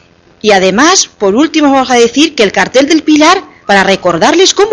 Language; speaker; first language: Spanish; native; Spanish